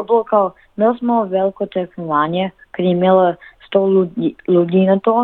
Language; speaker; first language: Slovenian; early bilingual, heritage; Slovenian